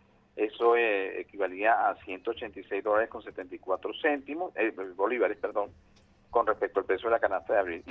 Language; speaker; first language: Spanish; native; Spanish